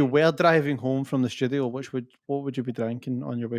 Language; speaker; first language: English; native; English